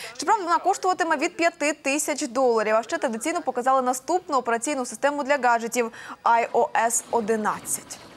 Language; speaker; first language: Ukrainian; native; Ukrainian